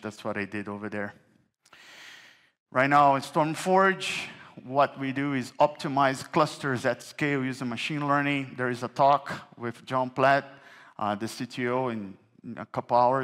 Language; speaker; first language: English; non-native, fluent; Portuguese